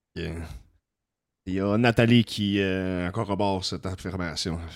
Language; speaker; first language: French; native; French